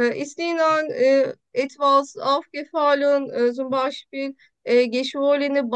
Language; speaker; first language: German; non-native, learner; Turkish